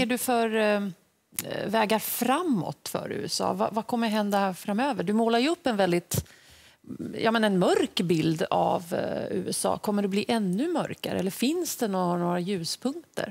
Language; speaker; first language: Swedish; native; Swedish